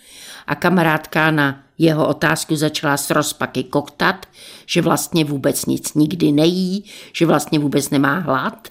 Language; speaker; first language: Czech; native; Czech